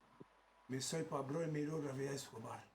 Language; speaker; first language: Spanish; non-native, learner; French